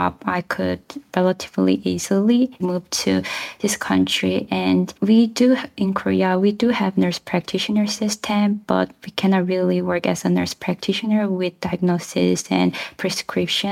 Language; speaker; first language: English; non-native, fluent; Korean